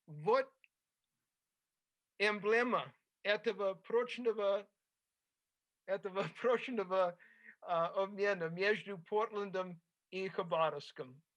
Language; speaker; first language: Russian; non-native, fluent; English